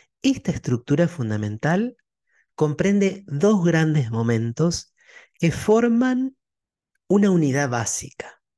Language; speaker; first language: Spanish; native; Spanish